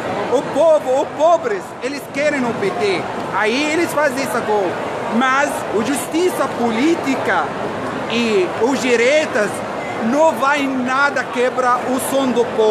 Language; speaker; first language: Portuguese; non-native, learner; Arabic